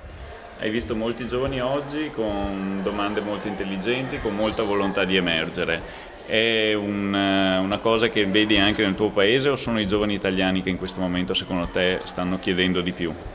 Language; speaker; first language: Italian; native; Italian